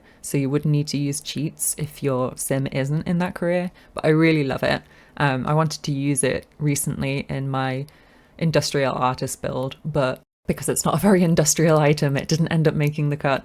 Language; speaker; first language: English; native; English